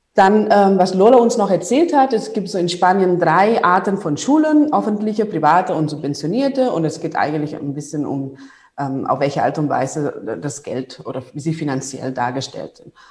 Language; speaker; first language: German; non-native, fluent; Spanish